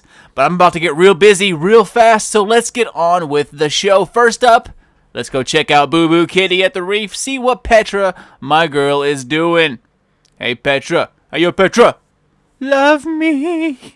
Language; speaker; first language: English; native; English